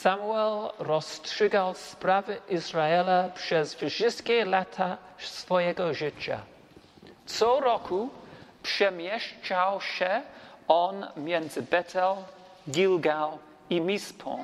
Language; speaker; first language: Polish; non-native, learner; English